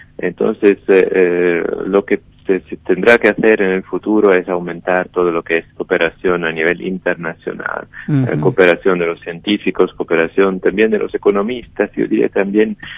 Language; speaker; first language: Spanish; non-native, fluent; Italian